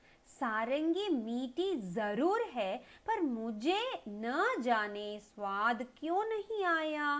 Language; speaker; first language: Hindi; non-native, local second language; Tamil